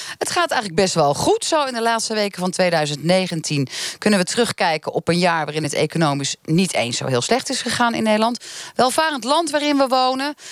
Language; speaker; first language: Dutch; native; Dutch